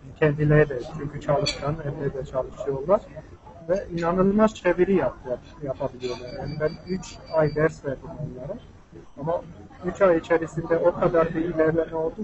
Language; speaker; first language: Turkish; non-native, fluent; Armenian